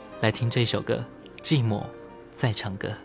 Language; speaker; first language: Chinese; native; Chinese